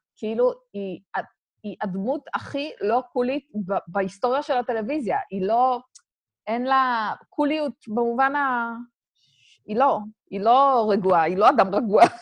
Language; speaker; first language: Hebrew; native; Hebrew